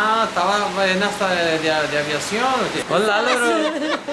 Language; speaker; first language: Spanish; non-native, learner; Portuguese